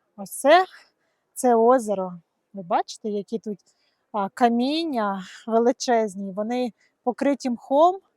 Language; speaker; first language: Ukrainian; non-native, local second language; Russian